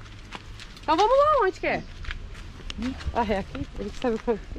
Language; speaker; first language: Portuguese; native; Portuguese